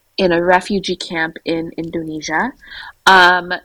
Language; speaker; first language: English; native; English